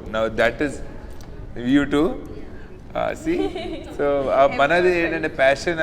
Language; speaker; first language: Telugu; non-native, learner; Hindi